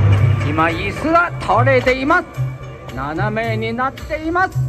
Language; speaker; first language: Japanese; non-native, learner; Chinese